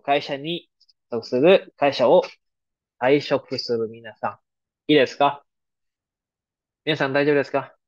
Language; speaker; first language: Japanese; non-native, fluent; Filipino